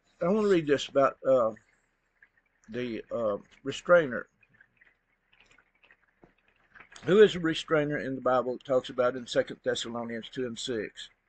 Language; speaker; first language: English; native; English